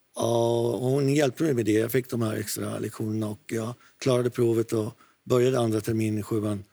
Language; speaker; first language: Swedish; non-native, fluent; Arabic